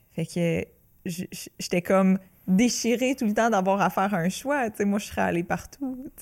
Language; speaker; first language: French; native; French